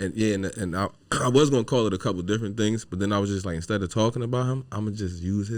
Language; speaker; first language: English; native; English